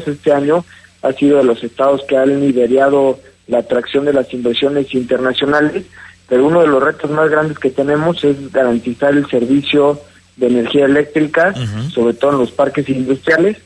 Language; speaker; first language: Spanish; native; Spanish